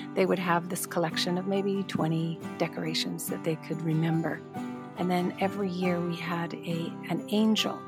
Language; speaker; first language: English; native; English